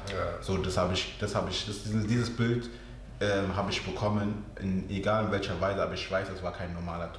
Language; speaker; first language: German; early bilingual, other home language; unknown